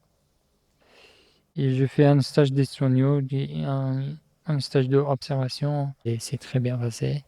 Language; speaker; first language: French; non-native, fluent; Persian